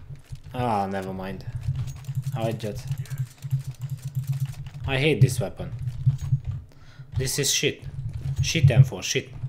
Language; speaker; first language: English; non-native, learner; Hungarian